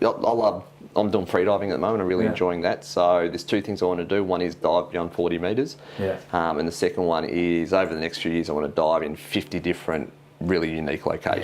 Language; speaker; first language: English; native; English